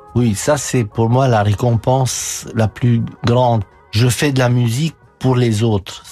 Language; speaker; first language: French; non-native, fluent; Romanian